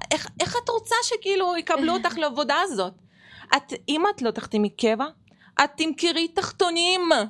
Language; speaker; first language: Hebrew; non-native, fluent; Russian